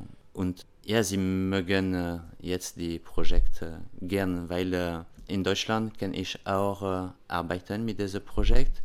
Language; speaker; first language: German; non-native, learner; French